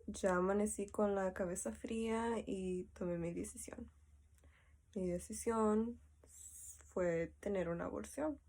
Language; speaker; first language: Spanish; early bilingual, heritage; Spanish